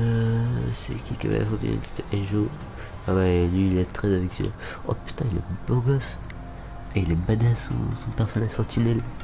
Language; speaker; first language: French; native; French